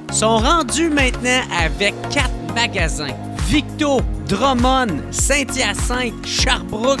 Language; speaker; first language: French; native; French